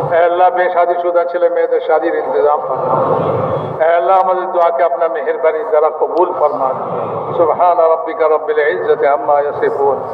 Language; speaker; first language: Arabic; non-native, fluent; Bangla